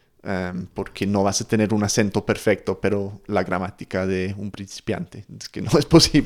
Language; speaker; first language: Spanish; non-native, fluent; English